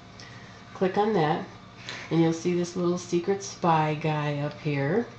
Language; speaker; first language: English; native; English